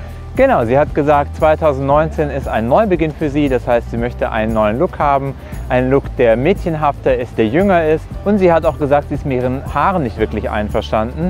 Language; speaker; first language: German; native; German